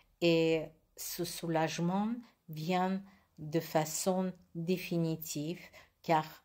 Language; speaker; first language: French; non-native, learner; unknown